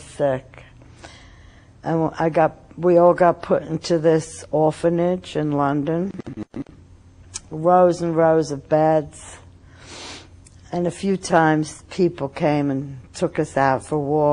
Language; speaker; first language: English; early bilingual, other home language; German